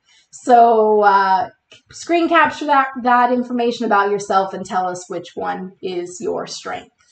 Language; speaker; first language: English; native; English